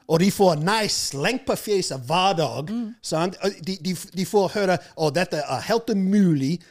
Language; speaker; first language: Norwegian; non-native, fluent; English